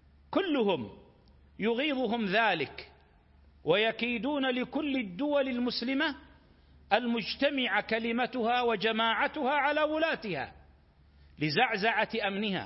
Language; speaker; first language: Arabic; native; Arabic